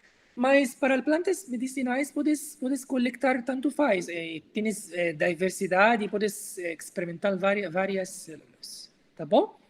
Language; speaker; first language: Portuguese; non-native, learner; Arabic